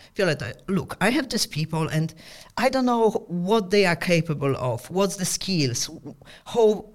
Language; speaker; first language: English; non-native, fluent; Polish